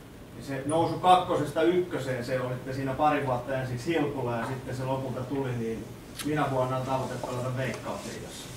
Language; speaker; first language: Finnish; native; Finnish